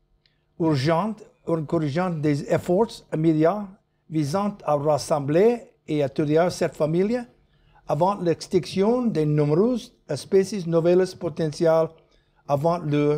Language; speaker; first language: French; non-native, learner; English